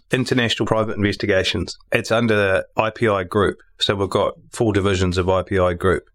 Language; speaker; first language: English; native; English